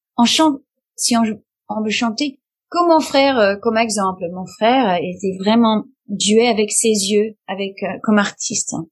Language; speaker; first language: French; non-native, fluent; English